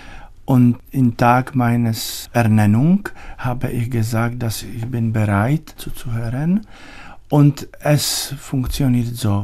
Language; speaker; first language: German; non-native, learner; Czech